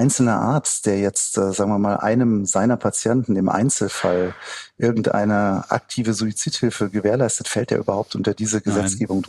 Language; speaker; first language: German; native; German